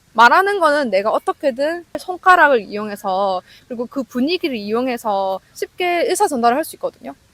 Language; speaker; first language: Korean; native; Korean